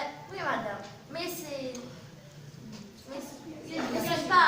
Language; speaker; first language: French; non-native, learner; Arabic